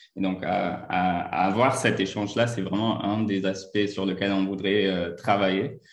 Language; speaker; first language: French; non-native, fluent; German